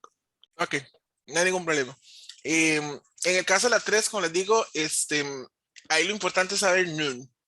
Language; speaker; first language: Spanish; native; Spanish